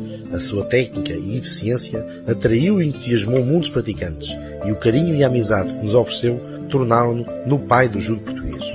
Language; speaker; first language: Portuguese; native; Portuguese